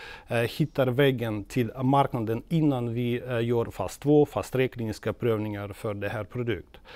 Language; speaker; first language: Swedish; non-native, fluent; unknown